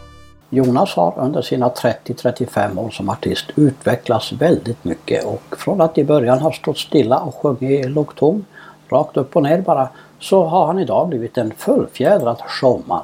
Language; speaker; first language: Swedish; native; Swedish